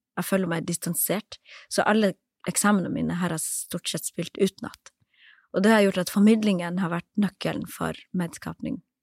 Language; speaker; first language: Norwegian; early bilingual, other home language; Somali